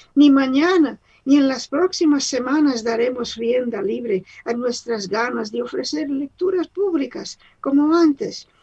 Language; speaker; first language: Spanish; early bilingual, heritage; Spanish